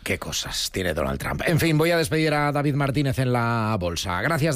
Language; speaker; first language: Spanish; native; Spanish